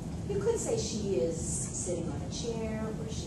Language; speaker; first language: English; native; English